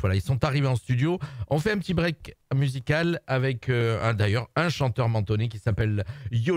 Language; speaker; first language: French; native; French